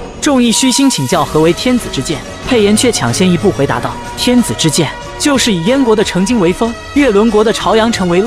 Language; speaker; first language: Chinese; native; Chinese